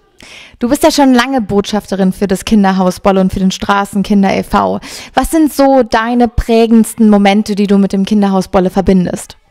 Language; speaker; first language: German; native; German